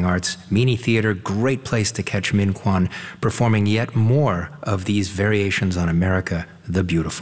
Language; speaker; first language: English; native; English